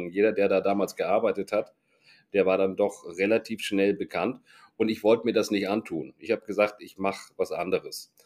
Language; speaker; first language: German; native; German